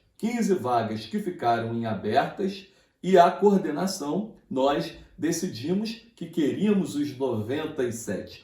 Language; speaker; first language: Portuguese; native; Portuguese